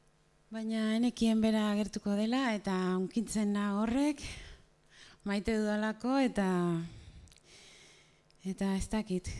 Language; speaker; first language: Basque; non-native, learner; Spanish